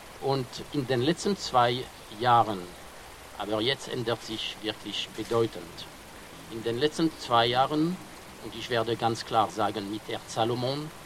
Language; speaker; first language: German; non-native, fluent; French